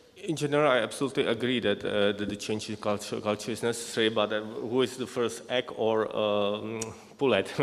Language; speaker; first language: English; non-native, fluent; Czech